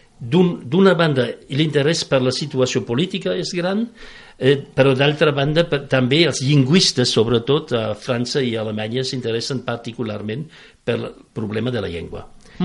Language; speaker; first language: Catalan; non-native, fluent; French